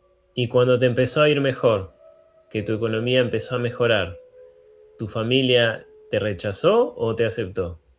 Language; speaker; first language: Spanish; native; Spanish